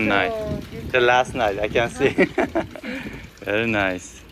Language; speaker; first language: English; non-native, fluent; Persian